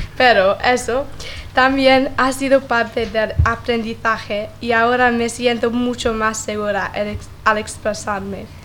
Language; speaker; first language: Spanish; non-native, learner; English